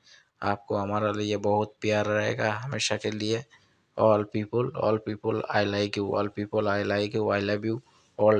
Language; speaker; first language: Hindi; non-native, learner; Bangla